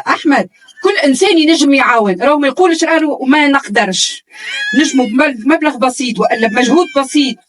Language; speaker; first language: Arabic; native; Arabic